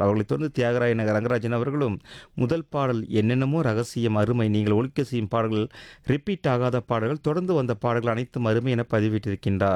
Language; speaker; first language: Tamil; native; Tamil